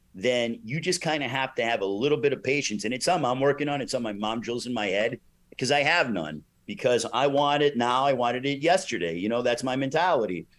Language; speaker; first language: English; native; English